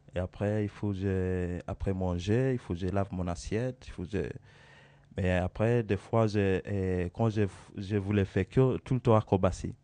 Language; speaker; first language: French; non-native, learner; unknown